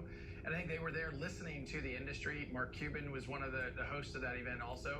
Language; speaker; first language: English; native; English